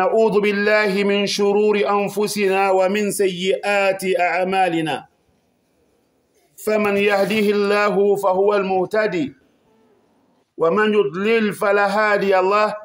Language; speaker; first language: Arabic; non-native, fluent; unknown